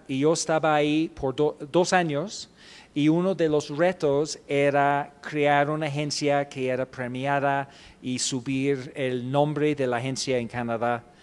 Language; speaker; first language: Spanish; non-native, fluent; English